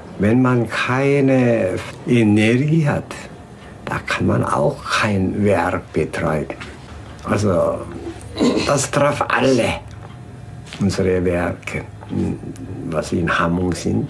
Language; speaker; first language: German; non-native, fluent; Korean